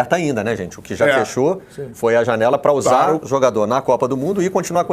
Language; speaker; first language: Portuguese; native; Portuguese